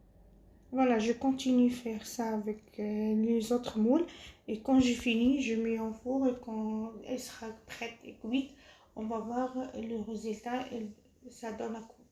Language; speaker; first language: French; non-native, fluent; Arabic